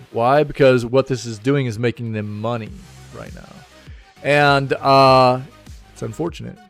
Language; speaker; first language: English; native; English